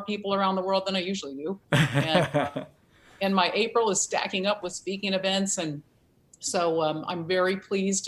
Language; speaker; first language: English; native; English